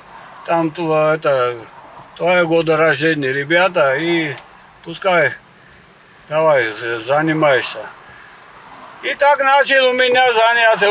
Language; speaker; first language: Russian; non-native, learner; Georgian